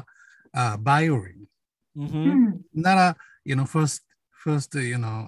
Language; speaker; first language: English; non-native, learner; Japanese